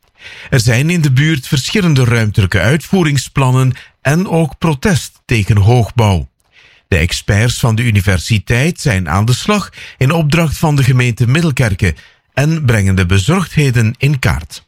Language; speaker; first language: Dutch; native; Dutch